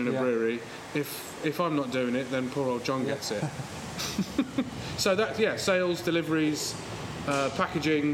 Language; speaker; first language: English; native; English